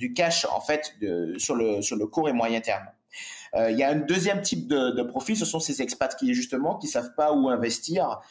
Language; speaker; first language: French; native; French